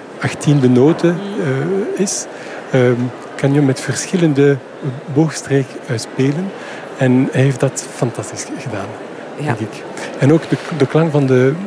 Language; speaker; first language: Dutch; non-native, fluent; French